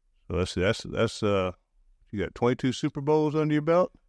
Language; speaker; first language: English; native; English